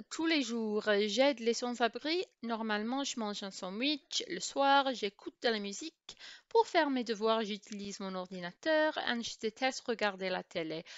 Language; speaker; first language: French; non-native, fluent; English